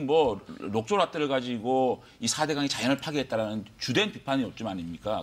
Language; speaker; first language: Korean; native; Korean